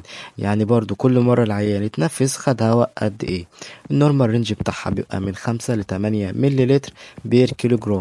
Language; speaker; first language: Arabic; native; Arabic